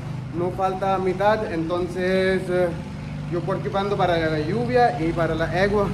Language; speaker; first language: Spanish; non-native, learner; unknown